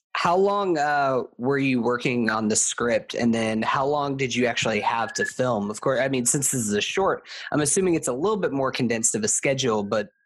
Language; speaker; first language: English; native; English